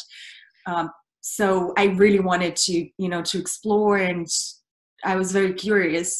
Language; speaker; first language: English; non-native, fluent; Russian